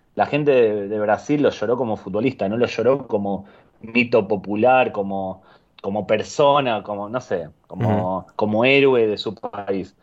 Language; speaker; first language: Spanish; native; Spanish